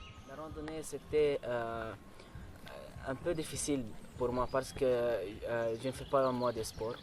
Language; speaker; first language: French; non-native, learner; Arabic